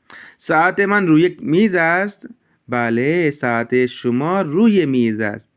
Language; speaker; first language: Persian; non-native, fluent; Urdu